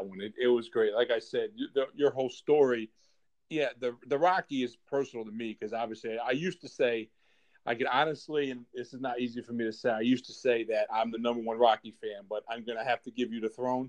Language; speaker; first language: English; native; English